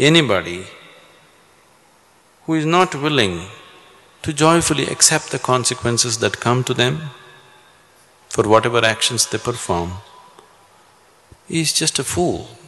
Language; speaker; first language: English; non-native, local second language; Kannada